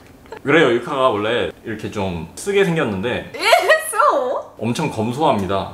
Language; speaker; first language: Korean; native; Korean